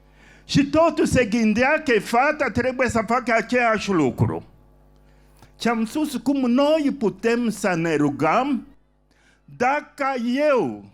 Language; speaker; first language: Romanian; non-native, fluent; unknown